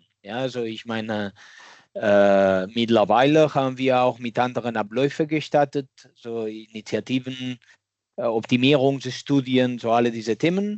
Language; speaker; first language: German; non-native, fluent; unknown